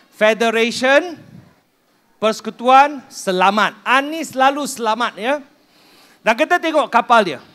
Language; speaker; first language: Malay; non-native, local second language; Min Nan Chinese